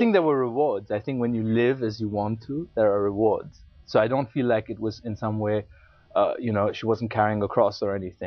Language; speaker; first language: English; non-native, local second language; Urdu